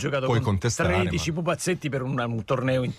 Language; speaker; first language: Italian; native; Italian